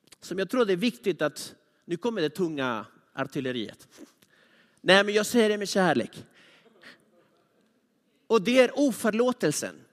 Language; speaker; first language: Swedish; non-native, fluent; Spanish